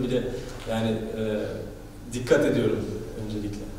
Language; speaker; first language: Turkish; early bilingual, heritage; Turkish